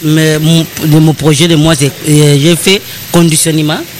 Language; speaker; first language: French; non-native, learner; Lingala